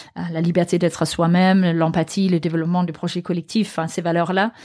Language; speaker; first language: French; non-native, fluent; Danish